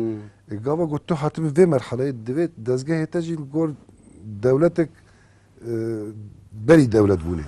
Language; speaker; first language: Kurdish; native; Kurdish